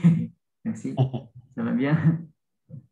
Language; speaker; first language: French; non-native, learner; Vietnamese